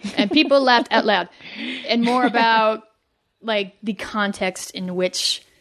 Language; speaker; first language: English; native; English